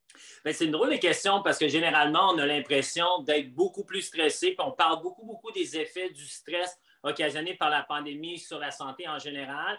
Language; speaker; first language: French; native; French